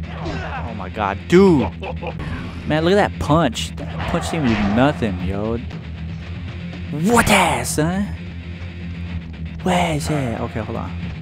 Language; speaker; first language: English; native; English